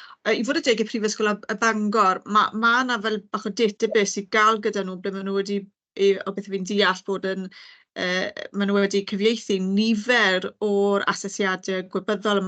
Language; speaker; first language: Welsh; native; Welsh